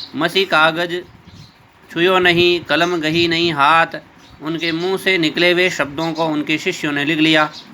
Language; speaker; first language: Hindi; native; Hindi